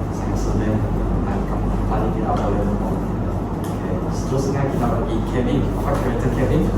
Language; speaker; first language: Malay; non-native, local second language; Chinese